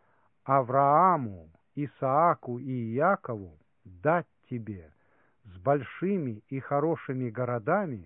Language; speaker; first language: Russian; native; Russian